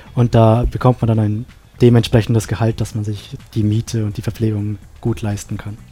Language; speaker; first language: German; non-native, fluent; Sinhala